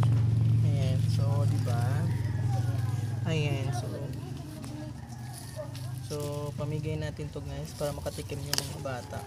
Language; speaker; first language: Filipino; non-native, local second language; Cebuano